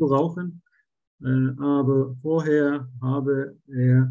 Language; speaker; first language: German; non-native, learner; Turkish